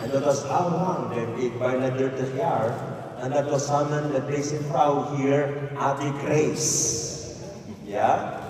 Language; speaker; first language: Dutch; non-native, learner; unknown